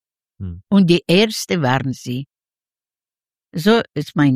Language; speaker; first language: German; non-native, learner; Yiddish